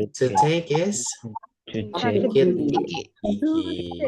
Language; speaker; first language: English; non-native, fluent; Indonesian